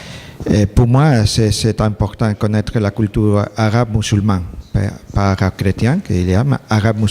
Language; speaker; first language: French; non-native, learner; Spanish